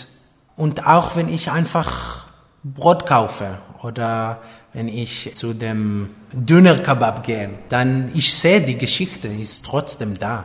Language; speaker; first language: German; non-native, fluent; Hebrew